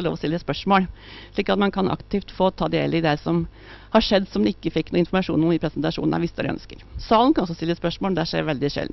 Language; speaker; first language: Norwegian; native; Norwegian